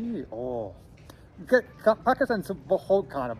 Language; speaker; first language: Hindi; non-native, learner; English